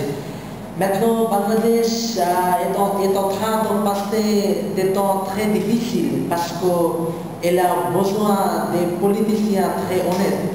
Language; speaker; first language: French; non-native, learner; Bangla